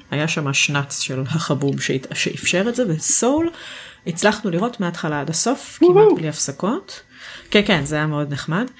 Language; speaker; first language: Hebrew; native; Hebrew